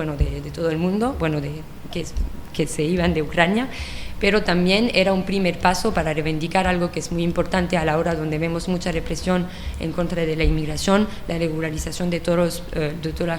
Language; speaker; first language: Spanish; non-native, fluent; French